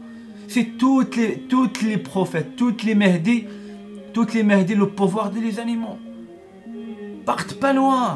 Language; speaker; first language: French; non-native, learner; Arabic